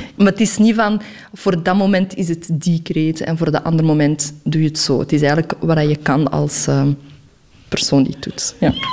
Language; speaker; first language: Dutch; early bilingual, other home language; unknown